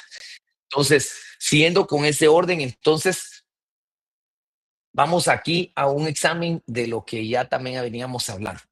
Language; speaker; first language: Spanish; native; Spanish